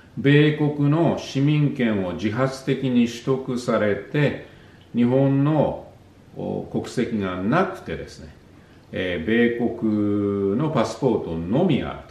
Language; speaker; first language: Japanese; native; Japanese